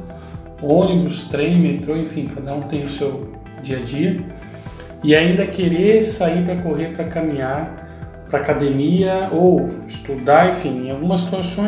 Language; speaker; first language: Portuguese; native; Portuguese